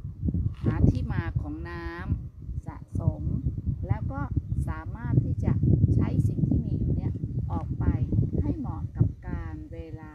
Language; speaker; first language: Thai; native; Thai